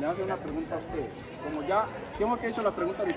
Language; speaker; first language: Spanish; native; Spanish